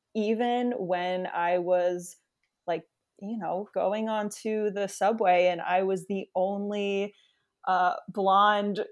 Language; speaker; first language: English; native; English